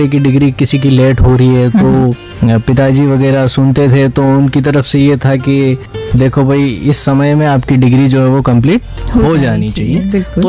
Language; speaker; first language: Hindi; native; Hindi